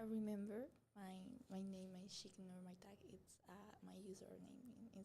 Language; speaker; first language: English; non-native, learner; Spanish